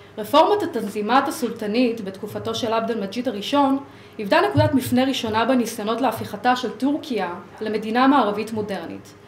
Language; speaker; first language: Hebrew; native; Hebrew